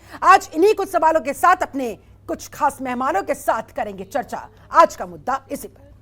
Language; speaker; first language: Hindi; native; Hindi